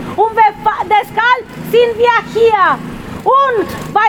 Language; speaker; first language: German; non-native, fluent; Spanish